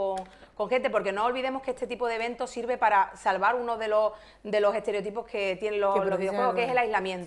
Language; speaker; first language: Spanish; native; Spanish